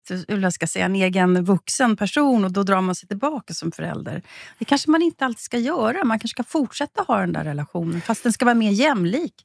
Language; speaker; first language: Swedish; native; Swedish